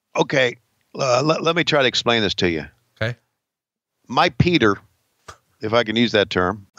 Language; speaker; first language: English; native; English